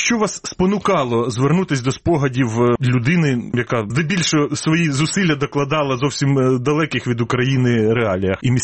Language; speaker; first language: Ukrainian; native; Ukrainian